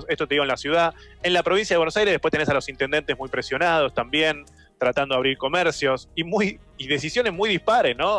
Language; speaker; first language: Spanish; native; Spanish